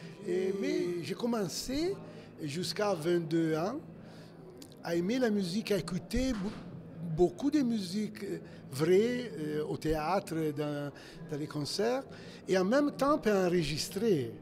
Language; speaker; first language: French; non-native, fluent; Italian